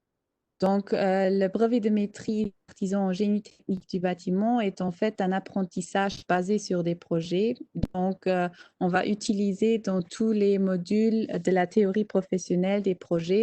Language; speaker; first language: French; non-native, local second language; Luxembourgish